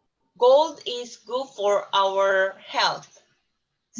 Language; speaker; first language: English; non-native, learner; Korean